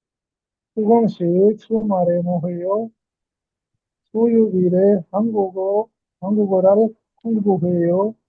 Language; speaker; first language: Korean; non-native, learner; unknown